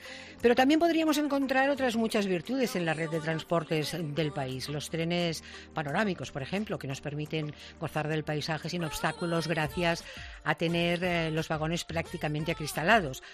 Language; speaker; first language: Spanish; native; Spanish